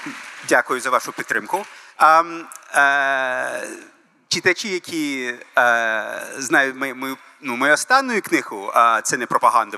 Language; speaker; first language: Ukrainian; early bilingual, heritage; Ukrainian